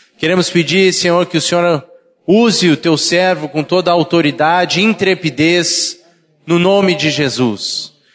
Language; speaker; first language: Portuguese; native; Portuguese